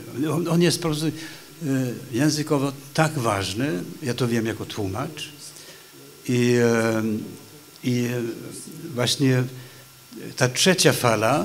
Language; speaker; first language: Polish; non-native, fluent; Swedish